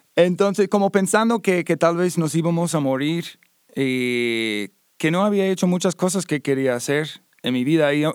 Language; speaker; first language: Spanish; non-native, fluent; English